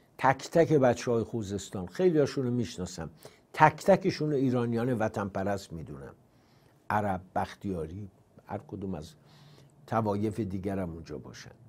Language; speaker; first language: Persian; native; Persian